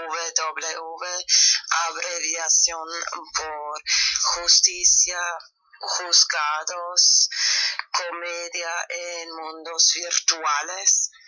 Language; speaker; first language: Spanish; non-native, fluent; German